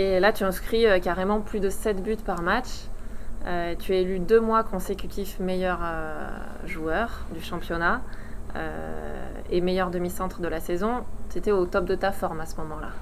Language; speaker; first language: French; native; French